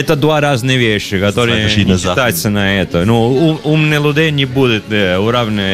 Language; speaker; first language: Russian; non-native, learner; Italian